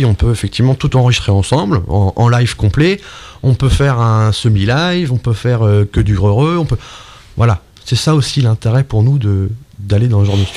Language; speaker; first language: French; native; French